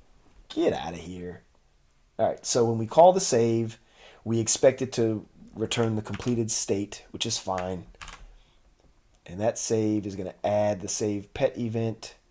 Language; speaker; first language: English; native; English